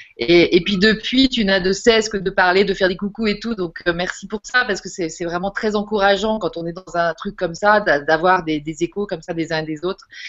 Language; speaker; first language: French; native; French